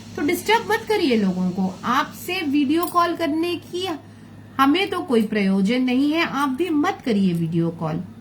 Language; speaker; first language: Hindi; non-native, local second language; Bangla